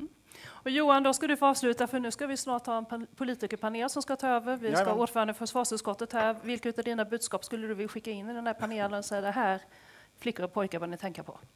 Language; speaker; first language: Swedish; native; Swedish